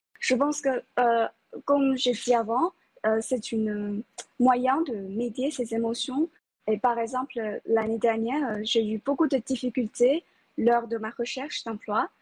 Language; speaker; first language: French; non-native, fluent; Chinese